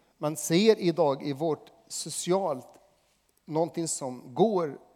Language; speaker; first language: Swedish; non-native, fluent; Arabic